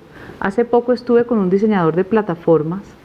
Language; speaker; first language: Spanish; native; Spanish